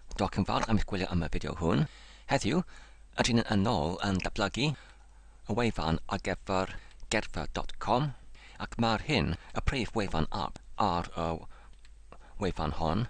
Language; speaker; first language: Welsh; non-native, learner; English